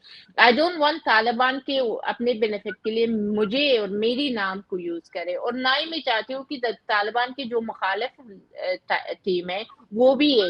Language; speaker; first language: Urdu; non-native, fluent; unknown